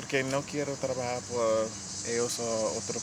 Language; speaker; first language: Spanish; non-native, learner; English